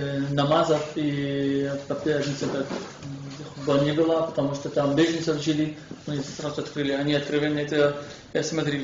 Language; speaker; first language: Russian; non-native, fluent; Kurdish